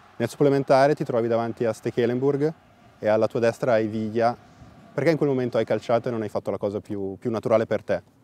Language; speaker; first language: Italian; native; Italian